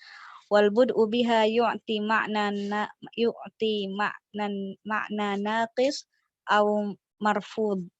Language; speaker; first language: Arabic; non-native, learner; Indonesian